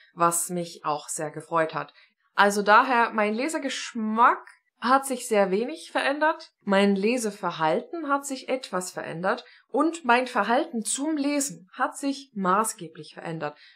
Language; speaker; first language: German; non-native, fluent; Estonian